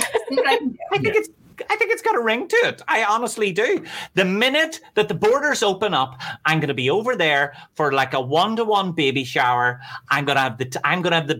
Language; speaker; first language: English; native; English